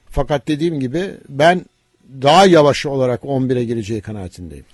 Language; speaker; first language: Turkish; native; Turkish